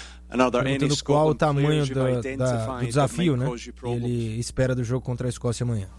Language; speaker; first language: Portuguese; native; Portuguese